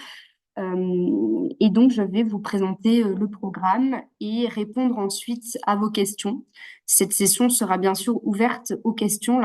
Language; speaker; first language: French; native; French